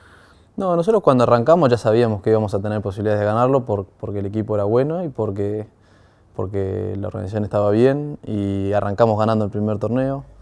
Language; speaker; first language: Spanish; native; Spanish